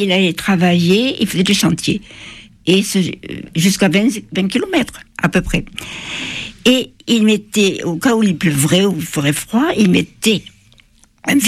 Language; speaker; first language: French; native; French